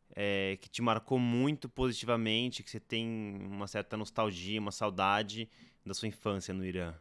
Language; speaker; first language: Portuguese; native; Portuguese